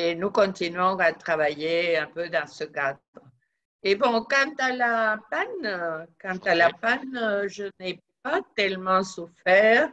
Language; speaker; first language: French; non-native, fluent; Spanish